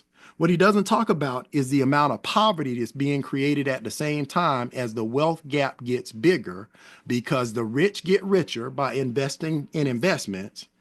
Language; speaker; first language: English; native; English